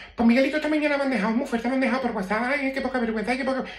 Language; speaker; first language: Spanish; native; Spanish